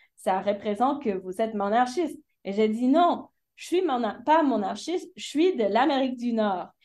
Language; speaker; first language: French; early bilingual, heritage; French